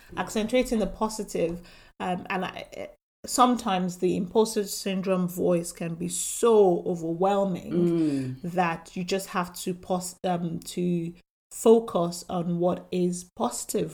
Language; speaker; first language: English; non-native, local second language; Yoruba